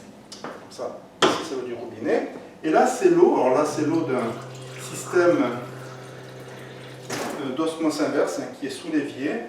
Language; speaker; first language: French; native; French